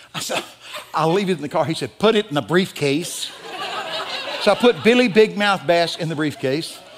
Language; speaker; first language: English; native; English